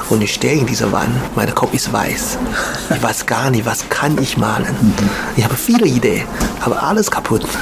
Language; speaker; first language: German; non-native, learner; Chinese